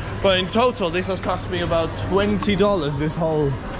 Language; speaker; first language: English; non-native, fluent; Danish